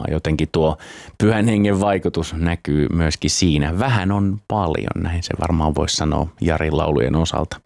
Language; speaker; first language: Finnish; native; Finnish